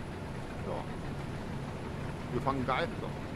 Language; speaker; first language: German; native; German